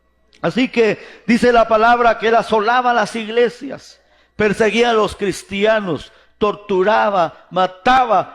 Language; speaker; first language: Spanish; native; Spanish